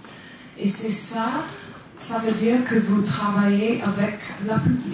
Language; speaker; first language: French; non-native, fluent; English